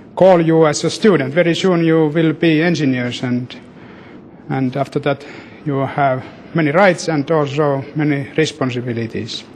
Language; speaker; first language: English; non-native, learner; Finnish